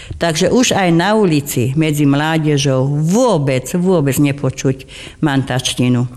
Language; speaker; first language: Slovak; non-native, local second language; German